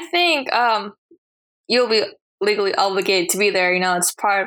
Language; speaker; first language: English; early bilingual, other home language; Spanish